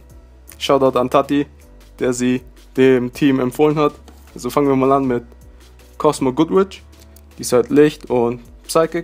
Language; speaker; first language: German; native; German